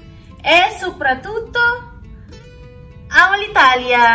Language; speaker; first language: Italian; non-native, learner; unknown